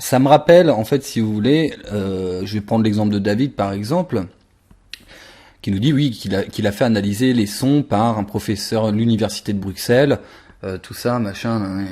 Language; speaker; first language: French; native; French